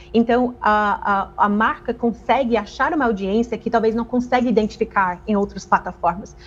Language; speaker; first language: Portuguese; non-native, fluent; English